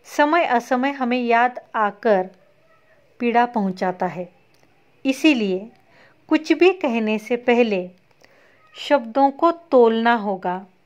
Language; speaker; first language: Hindi; non-native, local second language; Marathi